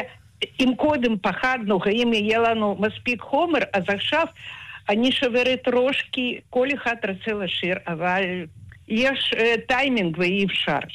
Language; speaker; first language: Hebrew; non-native, fluent; Russian